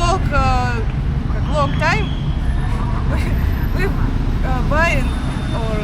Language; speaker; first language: English; non-native, learner; Russian